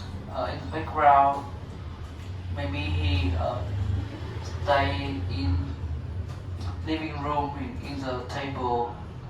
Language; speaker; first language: English; non-native, learner; Vietnamese